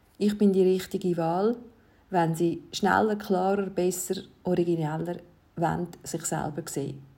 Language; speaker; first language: German; early bilingual, other home language; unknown